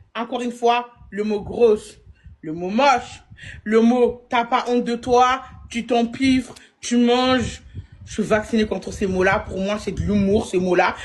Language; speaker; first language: French; early bilingual, other home language; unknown